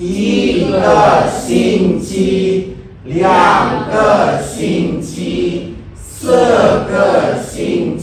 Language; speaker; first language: Chinese; non-native, learner; Indonesian